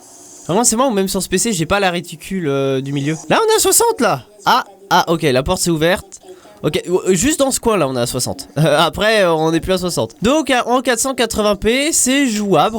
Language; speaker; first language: French; native; French